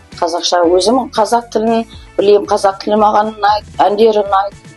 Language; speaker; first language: Kazakh; non-native, local second language; Tatar